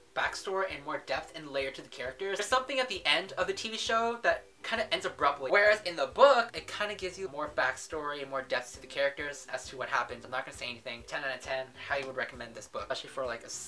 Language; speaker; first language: English; native; English